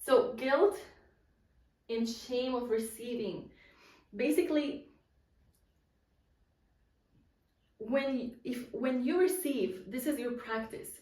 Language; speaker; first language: English; non-native, fluent; Polish